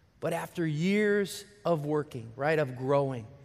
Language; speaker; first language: English; native; English